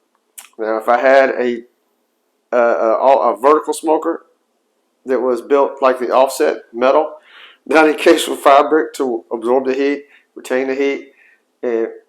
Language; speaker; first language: English; native; English